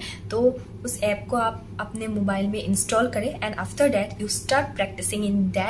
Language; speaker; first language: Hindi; non-native, local second language; Assamese